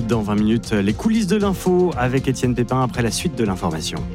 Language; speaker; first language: French; native; French